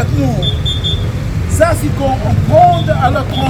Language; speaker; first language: French; non-native, learner; Arabic